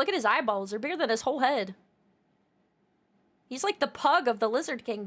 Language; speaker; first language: English; native; English